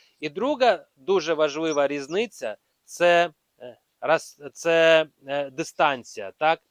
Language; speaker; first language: Ukrainian; non-native, local second language; Russian